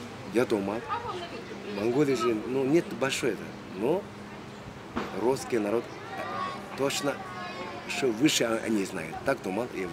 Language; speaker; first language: Russian; non-native, learner; Mongolian